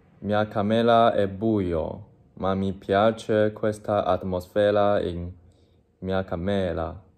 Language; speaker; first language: Italian; non-native, learner; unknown